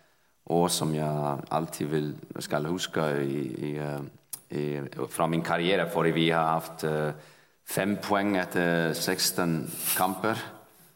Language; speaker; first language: Danish; non-native, fluent; Icelandic